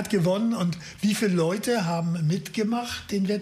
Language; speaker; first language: German; native; German